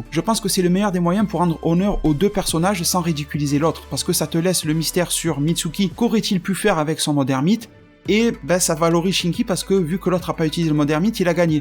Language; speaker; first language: French; native; French